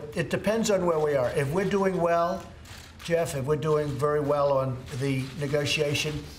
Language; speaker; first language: English; native; English